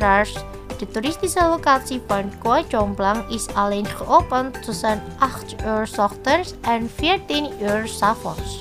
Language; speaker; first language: Dutch; non-native, fluent; Indonesian